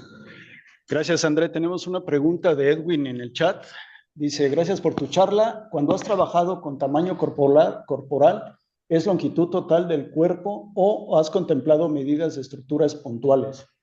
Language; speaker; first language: Spanish; native; Spanish